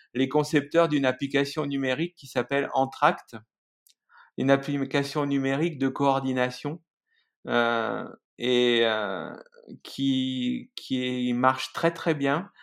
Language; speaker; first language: French; native; French